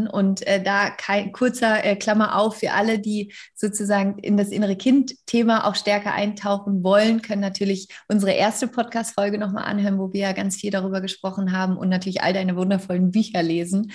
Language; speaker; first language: German; native; German